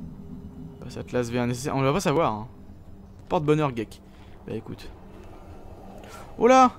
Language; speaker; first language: French; native; French